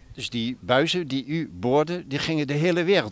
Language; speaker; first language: Dutch; native; Dutch